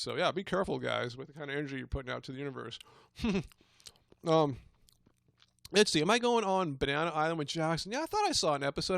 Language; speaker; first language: English; native; English